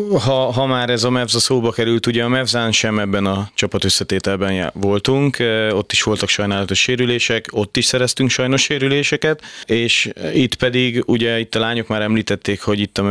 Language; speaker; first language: Hungarian; native; Hungarian